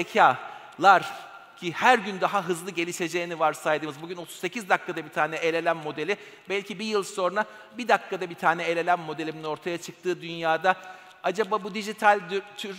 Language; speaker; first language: Turkish; native; Turkish